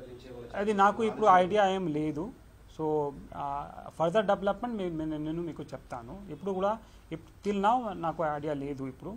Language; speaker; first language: Telugu; non-native, local second language; Urdu